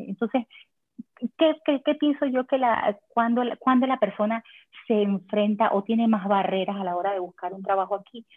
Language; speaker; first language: Spanish; native; Spanish